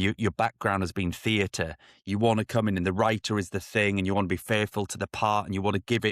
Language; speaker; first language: English; native; English